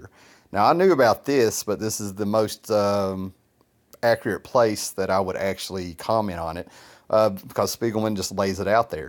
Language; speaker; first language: English; native; English